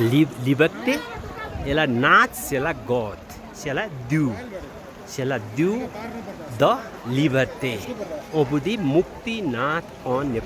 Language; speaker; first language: French; non-native, learner; Nepali